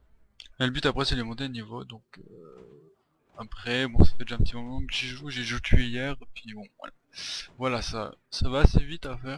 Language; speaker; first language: French; native; French